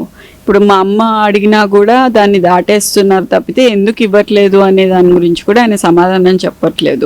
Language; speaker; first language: Telugu; native; Telugu